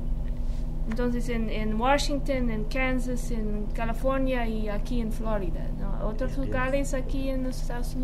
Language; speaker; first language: Spanish; non-native, fluent; English